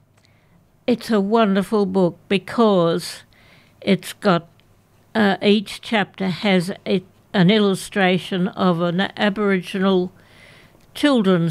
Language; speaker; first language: English; native; English